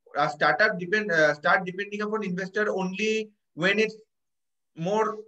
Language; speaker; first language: English; non-native, local second language; Bangla